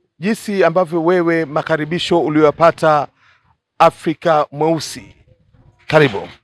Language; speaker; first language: Swahili; native; Swahili